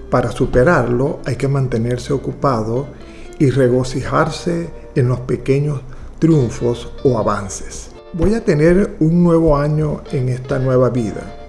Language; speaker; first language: Spanish; native; Spanish